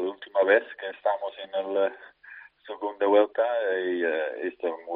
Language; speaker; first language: Spanish; non-native, fluent; Dutch